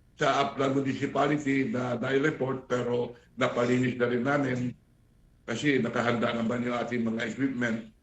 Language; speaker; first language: Filipino; non-native, local second language; Iloko